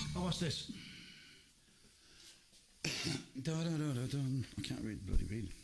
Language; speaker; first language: English; native; English